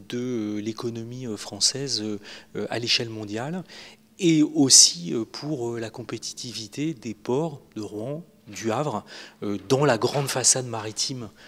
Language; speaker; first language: French; native; French